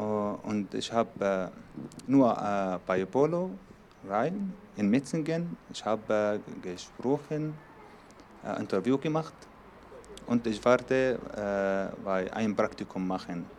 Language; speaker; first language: German; non-native, learner; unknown